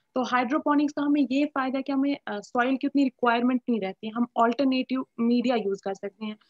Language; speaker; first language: Hindi; native; Hindi